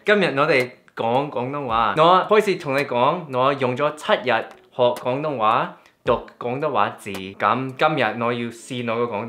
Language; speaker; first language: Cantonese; early bilingual, heritage; English